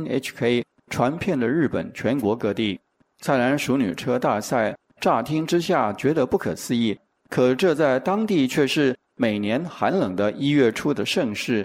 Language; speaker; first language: Chinese; native; Chinese